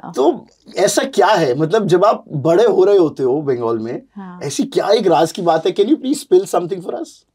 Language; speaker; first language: Hindi; native; Hindi